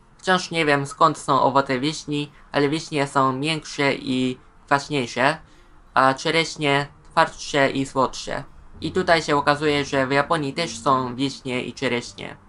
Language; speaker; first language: Polish; non-native, fluent; Japanese